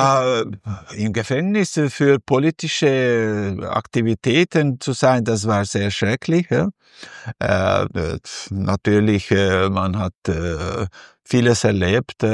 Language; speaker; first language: German; non-native, fluent; Albanian